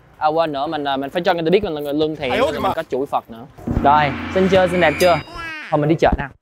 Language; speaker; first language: Vietnamese; native; Vietnamese